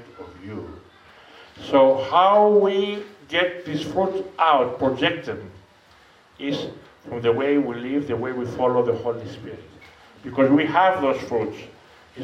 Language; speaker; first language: English; non-native, fluent; Greek